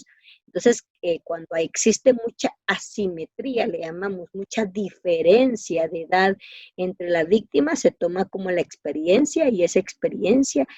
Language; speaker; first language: Spanish; native; Spanish